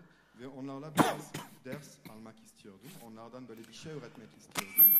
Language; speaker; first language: Turkish; non-native, fluent; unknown